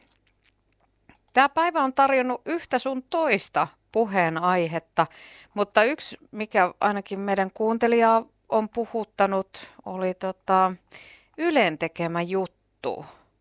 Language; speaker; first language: Finnish; native; Finnish